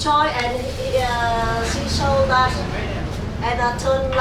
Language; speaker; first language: English; non-native, learner; Vietnamese